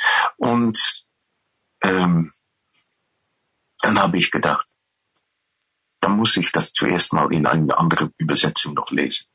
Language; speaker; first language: German; non-native, fluent; Dutch